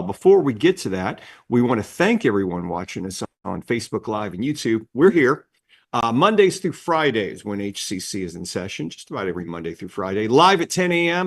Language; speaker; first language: English; native; English